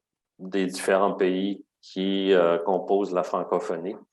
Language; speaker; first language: French; native; French